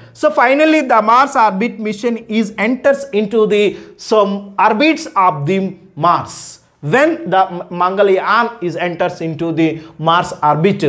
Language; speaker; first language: English; non-native, local second language; Telugu